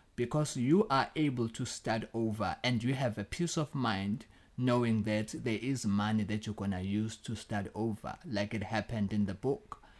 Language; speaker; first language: English; non-native, local second language; Zulu